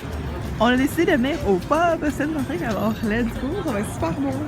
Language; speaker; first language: French; native; French